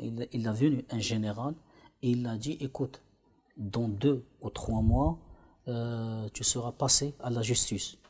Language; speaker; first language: French; non-native, learner; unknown